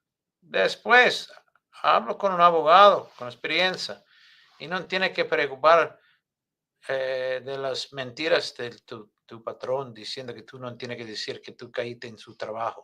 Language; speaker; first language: Spanish; non-native, fluent; English